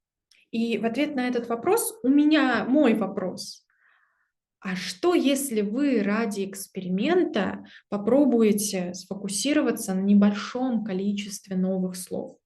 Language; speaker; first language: Russian; native; Russian